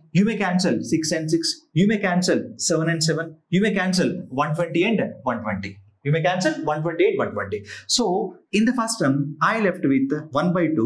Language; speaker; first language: English; non-native, local second language; Telugu